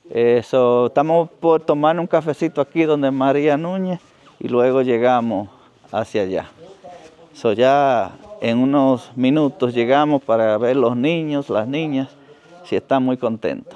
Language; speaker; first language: Spanish; native; Spanish